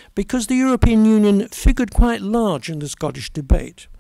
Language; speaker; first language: English; native; English